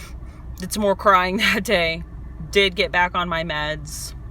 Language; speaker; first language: English; native; English